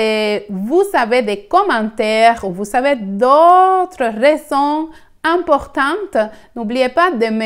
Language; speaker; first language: French; non-native, fluent; Spanish